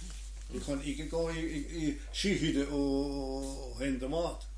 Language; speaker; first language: Norwegian; non-native, learner; German